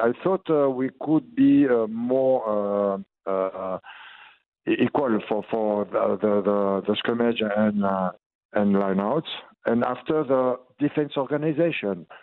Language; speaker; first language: English; non-native, learner; French